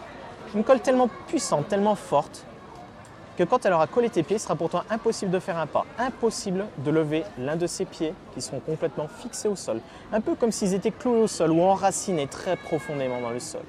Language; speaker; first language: French; native; French